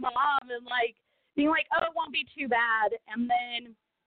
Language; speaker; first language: English; non-native, fluent; Portuguese